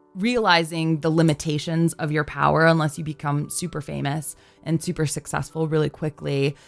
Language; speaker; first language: English; native; English